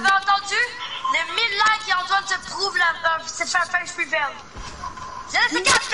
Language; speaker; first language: French; native; French